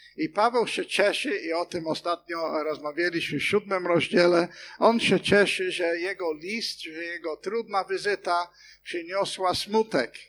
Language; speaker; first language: Polish; non-native, fluent; English